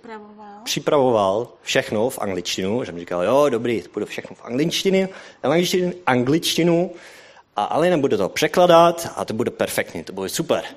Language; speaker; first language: Czech; non-native, learner; Dutch